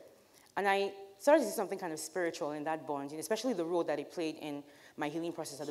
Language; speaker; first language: English; non-native, local second language; Igbo